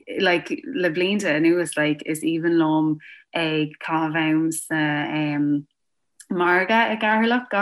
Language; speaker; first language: Irish; non-native, local second language; English